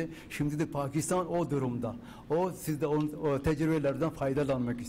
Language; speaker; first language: Turkish; non-native, fluent; Urdu